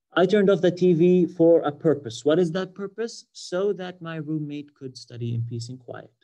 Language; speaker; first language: English; non-native, fluent; Arabic